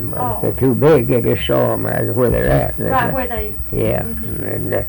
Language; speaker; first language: English; native; English